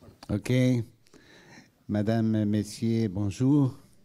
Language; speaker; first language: French; non-native, learner; Portuguese